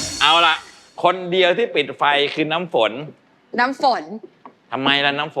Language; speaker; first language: Thai; native; Thai